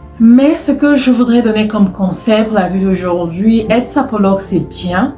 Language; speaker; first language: French; non-native, local second language; Lingala